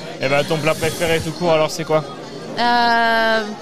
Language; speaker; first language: French; native; French